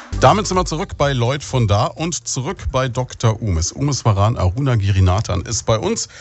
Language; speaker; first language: German; native; German